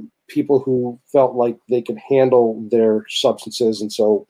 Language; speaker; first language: English; native; English